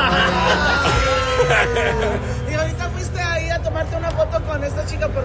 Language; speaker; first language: Spanish; early bilingual, heritage; Spanish